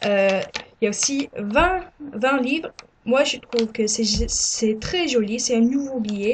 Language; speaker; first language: French; non-native, learner; English